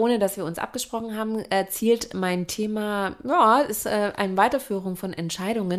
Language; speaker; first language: German; native; German